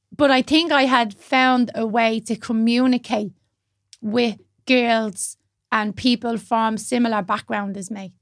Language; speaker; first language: English; native; English